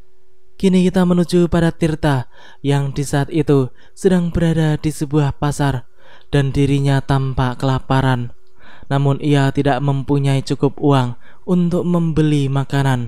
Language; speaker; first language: Indonesian; native; Indonesian